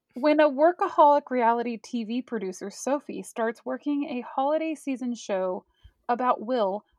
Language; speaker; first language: English; native; English